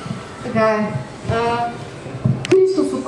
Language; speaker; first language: Bulgarian; native; Bulgarian